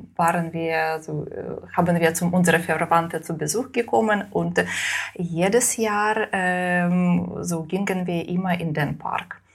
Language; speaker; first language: German; non-native, fluent; Russian